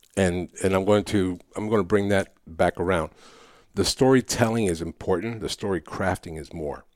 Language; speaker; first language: English; early bilingual, other home language; Spanish